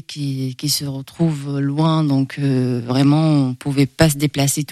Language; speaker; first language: French; non-native, local second language; Arabic